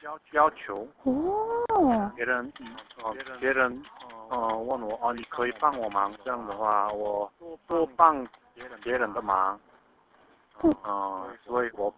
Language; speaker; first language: Chinese; non-native, fluent; Korean